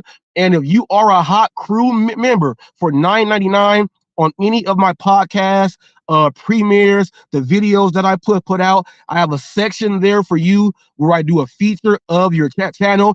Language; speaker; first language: English; native; English